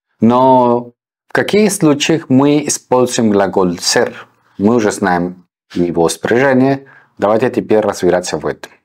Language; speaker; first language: Russian; non-native, fluent; Spanish